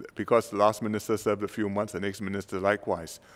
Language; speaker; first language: English; native; English